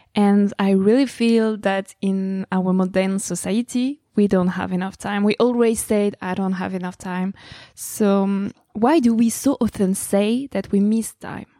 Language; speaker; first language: English; non-native, fluent; French